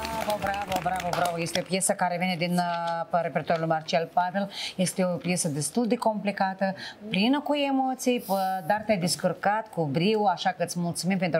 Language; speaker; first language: Romanian; native; Romanian